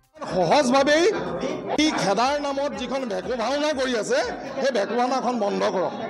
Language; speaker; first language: Assamese; native; Assamese